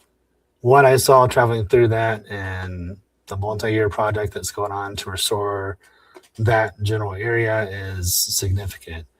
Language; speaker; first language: English; native; English